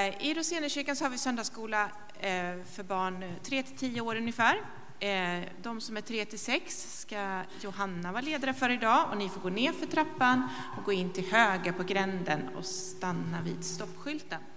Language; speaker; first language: Swedish; native; Swedish